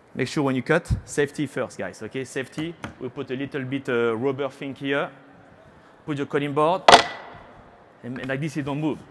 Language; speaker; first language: English; non-native, fluent; French